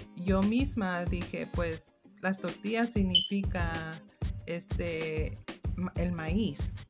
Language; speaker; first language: Spanish; non-native, fluent; English